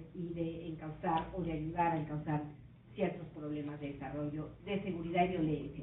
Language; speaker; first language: Spanish; native; Spanish